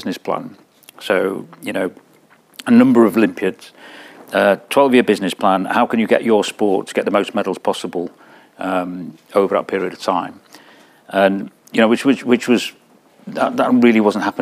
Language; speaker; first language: English; native; English